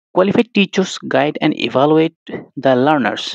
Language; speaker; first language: English; non-native, local second language; Assamese